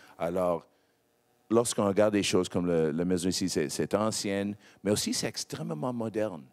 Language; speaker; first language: French; non-native, local second language; English